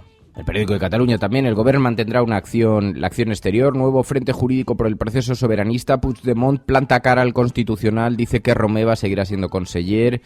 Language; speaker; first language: Spanish; native; Spanish